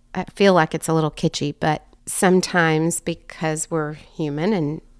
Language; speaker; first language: English; native; English